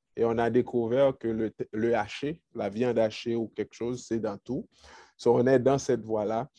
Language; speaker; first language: French; native; French